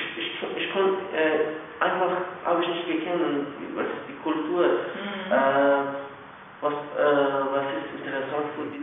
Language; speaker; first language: German; non-native, learner; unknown